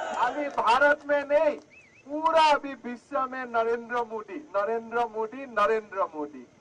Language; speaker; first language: Hindi; non-native, local second language; Assamese